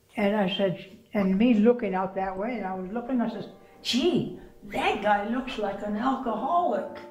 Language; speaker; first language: English; native; English